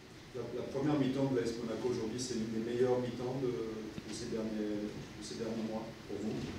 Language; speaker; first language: French; native; French